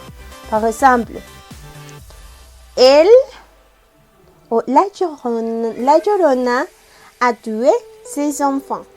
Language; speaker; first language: French; non-native, learner; Spanish